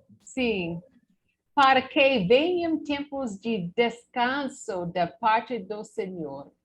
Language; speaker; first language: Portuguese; non-native, learner; English